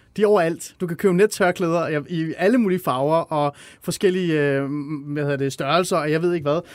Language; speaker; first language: Danish; early bilingual, other home language; Persian